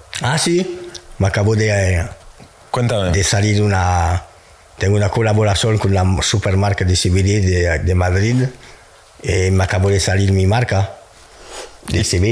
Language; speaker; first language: Spanish; non-native, fluent; French